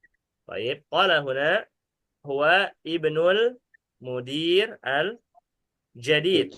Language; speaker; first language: Arabic; non-native, fluent; Indonesian